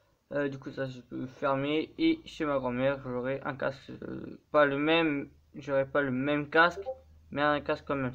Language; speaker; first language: French; native; French